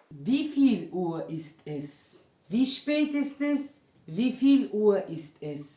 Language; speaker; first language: German; non-native, fluent; Turkish